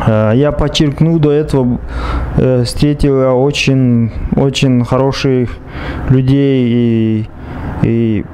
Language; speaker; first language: Russian; non-native, local second language; Kazakh